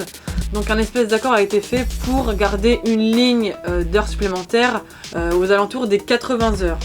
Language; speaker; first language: French; native; French